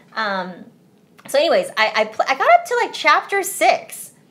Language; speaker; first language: English; early bilingual, other home language; Chinese